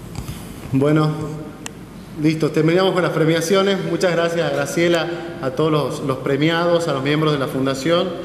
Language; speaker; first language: Spanish; native; Spanish